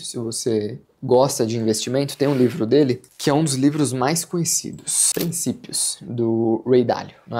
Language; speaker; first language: Portuguese; native; Portuguese